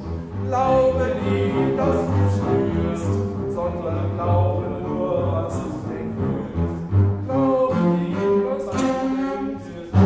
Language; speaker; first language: German; native; German